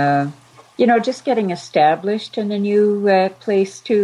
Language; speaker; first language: English; native; English